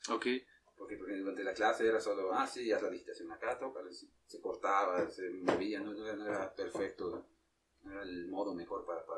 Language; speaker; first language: Spanish; native; Spanish